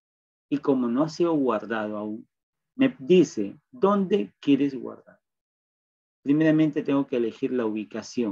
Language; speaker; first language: Spanish; native; Spanish